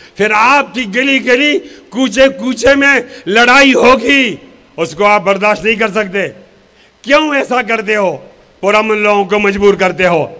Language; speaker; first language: Urdu; non-native, local second language; Pashto